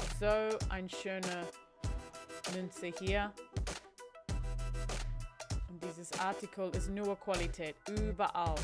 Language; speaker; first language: German; non-native, fluent; English